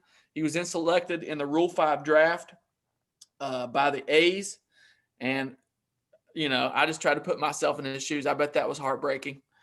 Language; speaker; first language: English; native; English